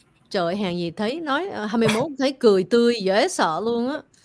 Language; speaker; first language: Vietnamese; early bilingual, heritage; Vietnamese